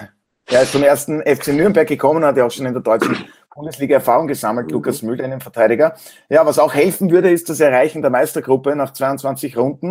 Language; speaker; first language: German; native; German